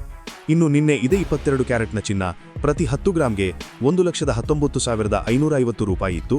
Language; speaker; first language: Kannada; native; Kannada